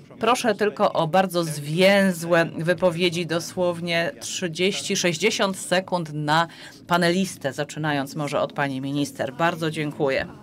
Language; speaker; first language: Polish; native; Polish